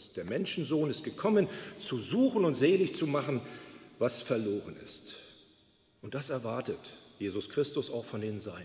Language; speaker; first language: German; native; German